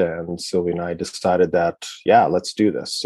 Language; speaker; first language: English; native; English